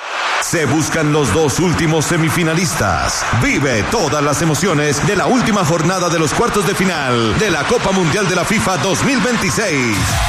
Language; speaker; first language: Spanish; native; Spanish